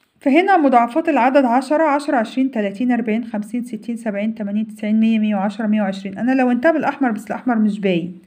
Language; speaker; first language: Arabic; native; Arabic